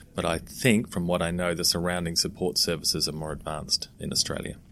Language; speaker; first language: English; native; English